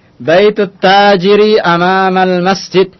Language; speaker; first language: Arabic; non-native, fluent; Indonesian